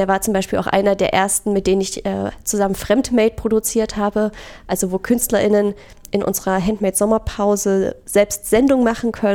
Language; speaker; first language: German; native; German